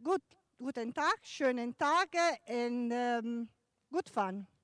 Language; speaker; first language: German; non-native, learner; Italian